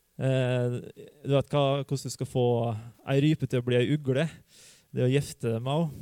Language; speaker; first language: Norwegian; native; Norwegian